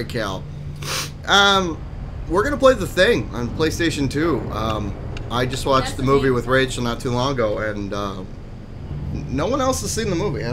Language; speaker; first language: English; native; English